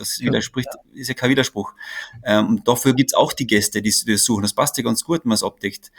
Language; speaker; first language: German; native; German